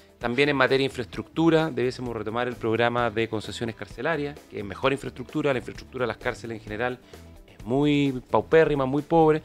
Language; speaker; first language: Spanish; native; Spanish